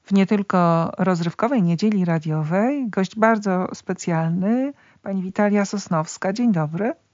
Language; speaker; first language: Polish; native; Polish